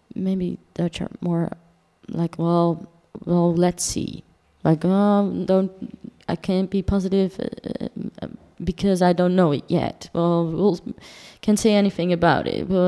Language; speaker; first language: English; non-native, fluent; Dutch